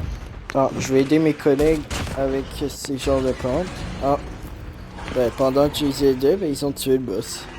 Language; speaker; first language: French; native; French